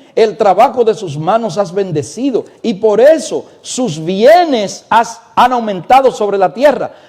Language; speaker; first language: Spanish; native; Spanish